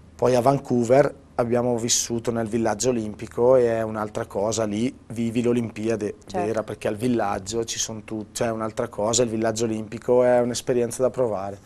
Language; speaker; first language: Italian; native; Italian